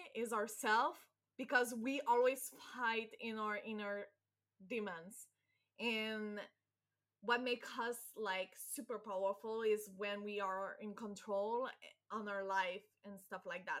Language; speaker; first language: English; non-native, fluent; French